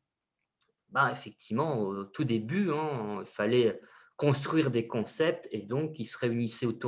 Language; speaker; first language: French; native; French